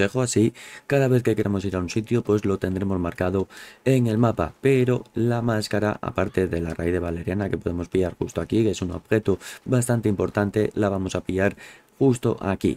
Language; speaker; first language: Spanish; native; Spanish